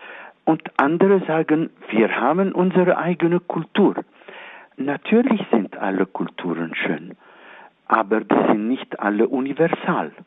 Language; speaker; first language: German; non-native, fluent; Arabic